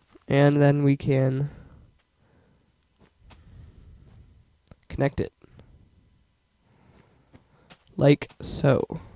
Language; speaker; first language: English; native; English